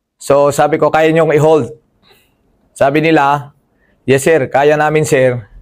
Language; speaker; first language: Filipino; non-native, local second language; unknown